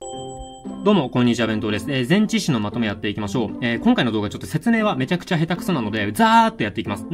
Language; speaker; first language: Japanese; native; Japanese